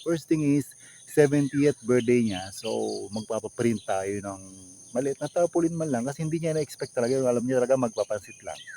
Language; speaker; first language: Filipino; native; Filipino